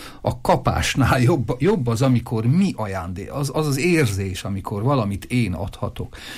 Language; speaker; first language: Hungarian; native; Hungarian